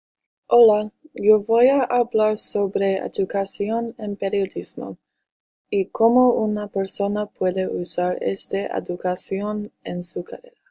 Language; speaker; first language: Spanish; non-native, learner; English